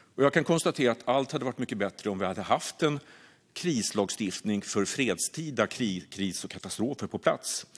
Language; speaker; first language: Swedish; native; Swedish